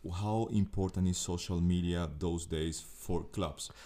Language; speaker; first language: English; non-native, fluent; Spanish